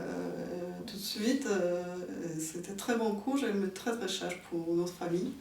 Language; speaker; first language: French; non-native, fluent; Ukrainian